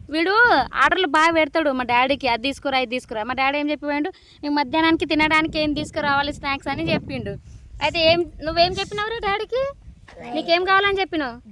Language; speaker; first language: Telugu; non-native, local second language; Lambadi